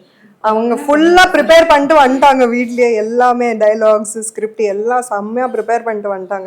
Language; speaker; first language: Tamil; non-native, fluent; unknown